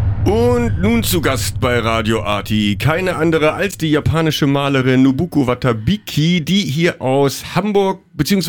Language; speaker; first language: German; native; German